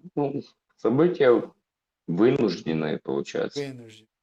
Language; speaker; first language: Russian; native; Russian